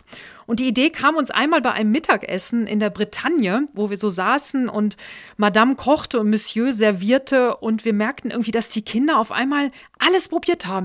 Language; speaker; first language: German; native; German